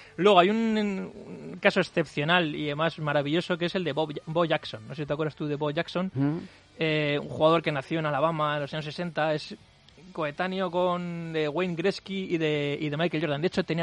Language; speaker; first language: Spanish; native; Spanish